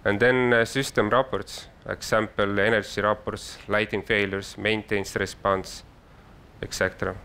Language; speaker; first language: English; non-native, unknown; Estonian